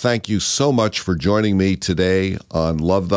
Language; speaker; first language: English; native; English